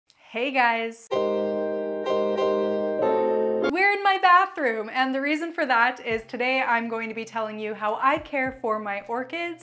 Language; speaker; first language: English; native; English